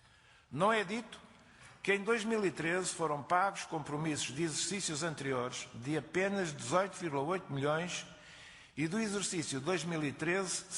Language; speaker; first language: Portuguese; native; Portuguese